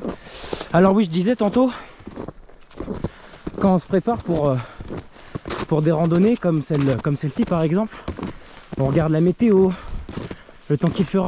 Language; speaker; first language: French; native; French